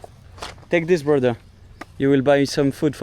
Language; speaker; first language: English; non-native, learner; French